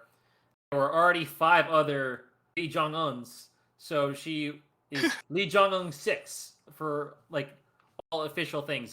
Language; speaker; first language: English; native; English